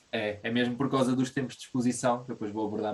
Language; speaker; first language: Portuguese; native; Portuguese